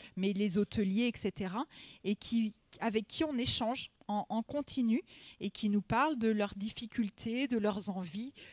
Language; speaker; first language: French; native; French